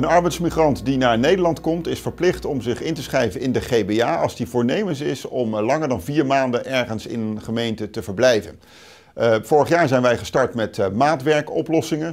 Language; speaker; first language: Dutch; native; Dutch